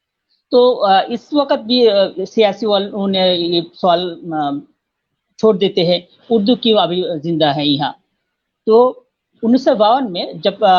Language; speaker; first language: Hindi; non-native, fluent; Bangla